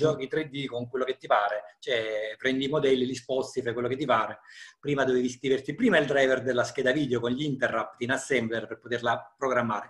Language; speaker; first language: Italian; native; Italian